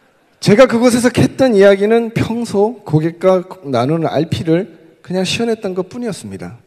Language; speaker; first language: Korean; native; Korean